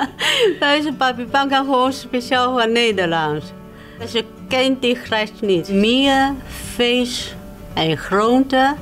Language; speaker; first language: Dutch; non-native, local second language; Chinese